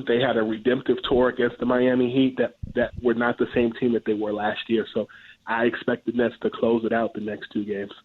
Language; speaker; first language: English; native; English